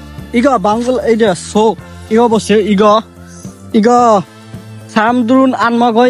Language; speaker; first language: Korean; non-native, learner; Bangla